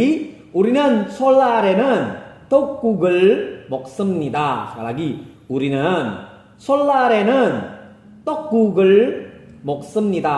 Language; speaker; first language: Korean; non-native, fluent; Indonesian